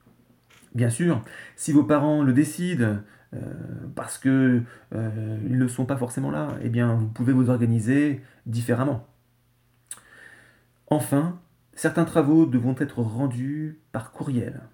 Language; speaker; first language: French; native; French